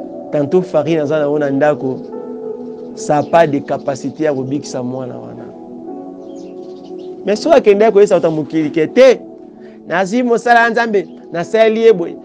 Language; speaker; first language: French; non-native, local second language; Lingala